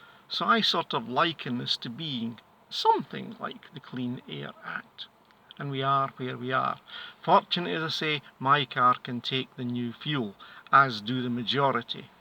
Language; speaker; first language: English; native; English